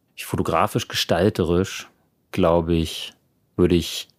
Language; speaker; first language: German; native; German